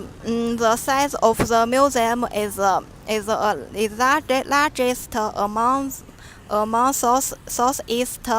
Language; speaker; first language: English; non-native, learner; Chinese